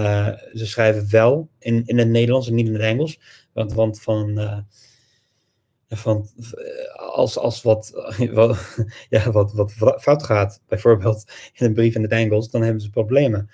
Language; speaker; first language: Dutch; non-native, fluent; English